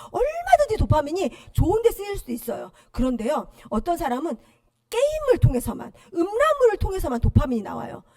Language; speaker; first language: Korean; native; Korean